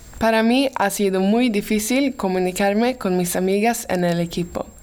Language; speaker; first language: Spanish; non-native, learner; Swedish